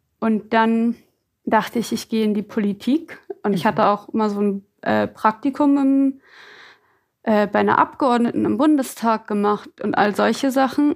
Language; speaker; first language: German; native; German